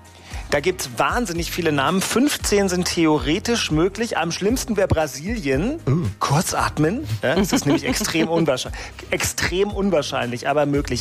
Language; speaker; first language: German; native; German